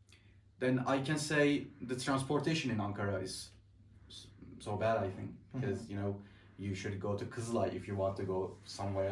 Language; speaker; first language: English; non-native, fluent; Turkish